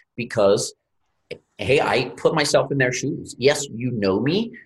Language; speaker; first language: English; native; English